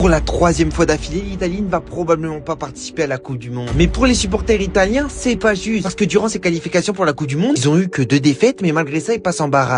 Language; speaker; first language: French; native; French